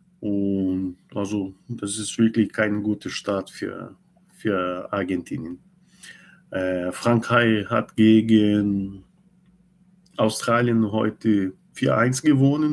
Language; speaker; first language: German; non-native, learner; Portuguese